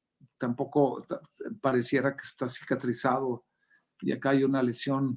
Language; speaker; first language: Spanish; native; Spanish